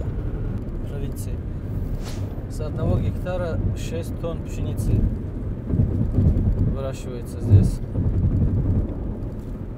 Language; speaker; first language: Russian; native; Russian